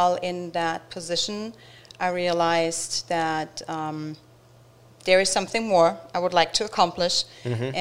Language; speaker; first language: English; non-native, fluent; German